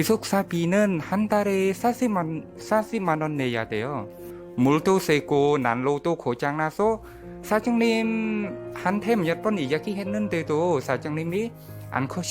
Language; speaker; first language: Korean; non-native, learner; Khmer